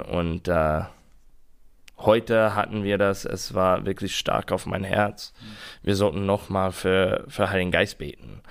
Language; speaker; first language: German; non-native, learner; English